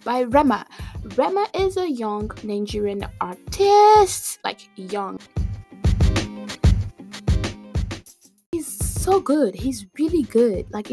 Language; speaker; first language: English; non-native, local second language; Igbo